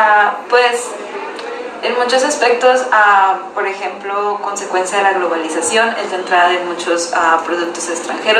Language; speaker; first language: Spanish; native; Spanish